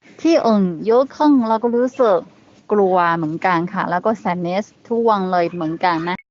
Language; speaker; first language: Thai; non-native, learner; Chinese